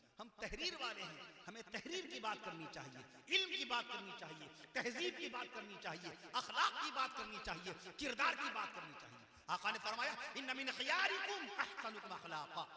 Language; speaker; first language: Urdu; native; Urdu